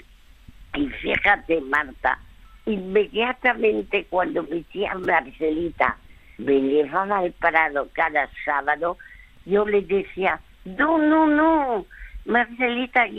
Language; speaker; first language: Spanish; early bilingual, other home language; French